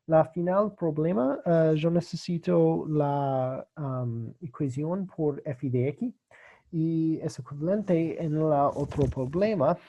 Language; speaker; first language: Spanish; non-native, learner; English